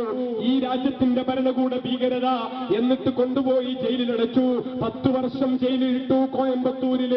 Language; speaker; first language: Malayalam; native; Malayalam